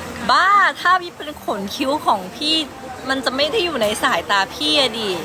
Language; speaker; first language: Thai; early bilingual, other home language; Cantonese